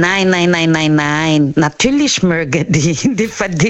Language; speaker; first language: German; non-native, fluent; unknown